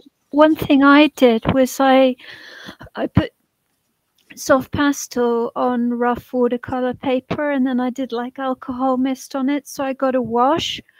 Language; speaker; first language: English; native; English